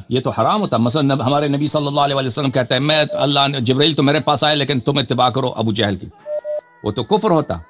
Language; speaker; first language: Urdu; non-native, fluent; Persian